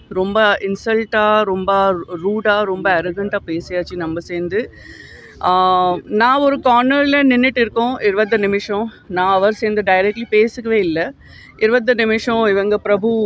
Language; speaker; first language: Tamil; non-native, learner; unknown